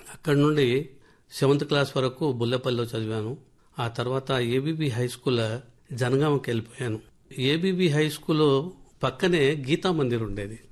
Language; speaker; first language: Telugu; non-native, local second language; Lambadi